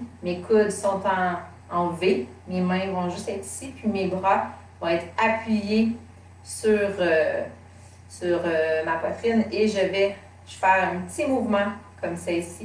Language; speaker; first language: French; native; French